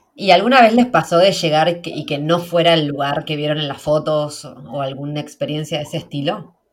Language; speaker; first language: Spanish; native; Spanish